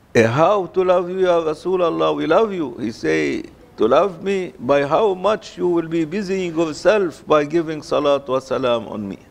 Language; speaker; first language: English; non-native, fluent; Arabic